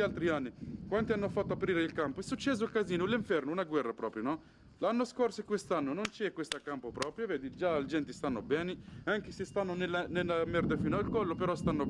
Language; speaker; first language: Italian; non-native, learner; Arabic